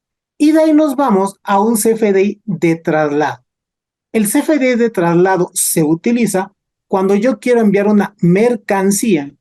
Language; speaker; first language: Spanish; native; Spanish